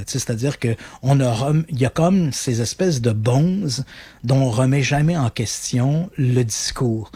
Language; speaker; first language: French; native; French